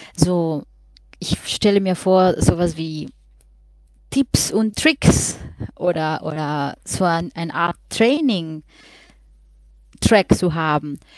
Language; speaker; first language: German; non-native, fluent; Spanish